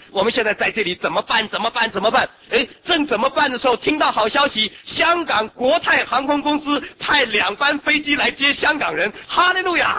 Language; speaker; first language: Chinese; non-native, local second language; Cantonese